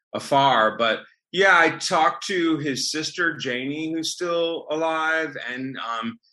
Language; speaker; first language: English; native; English